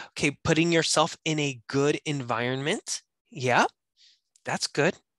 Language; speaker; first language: English; native; English